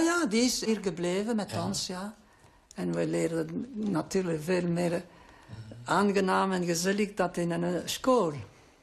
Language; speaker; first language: Dutch; non-native, local second language; French